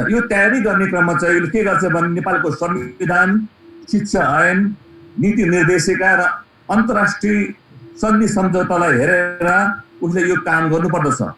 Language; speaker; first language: Nepali; non-native, local second language; Eastern Tamang